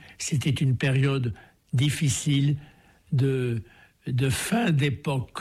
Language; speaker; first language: French; native; French